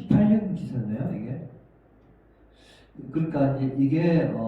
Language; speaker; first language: Korean; native; Korean